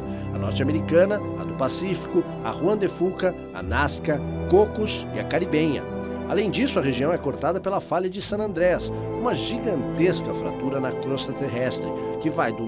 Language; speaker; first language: Portuguese; native; Portuguese